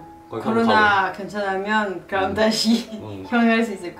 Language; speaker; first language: Korean; non-native, learner; French